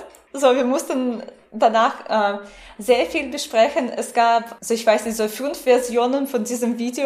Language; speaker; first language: German; non-native, fluent; Russian